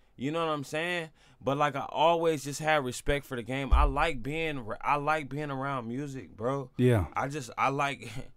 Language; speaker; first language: English; native; English